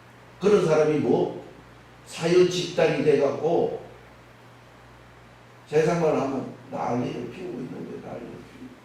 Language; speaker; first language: Korean; native; Korean